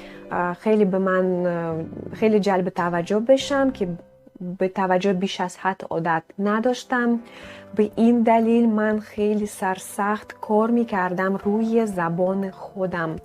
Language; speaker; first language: Persian; non-native, fluent; Russian